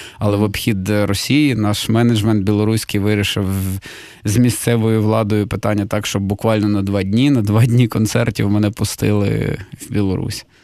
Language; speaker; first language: Ukrainian; native; Ukrainian